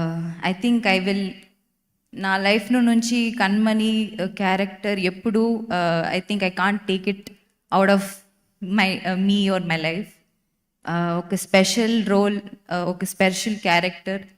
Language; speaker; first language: Telugu; non-native, fluent; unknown